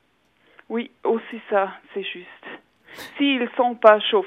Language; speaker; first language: French; non-native, local second language; German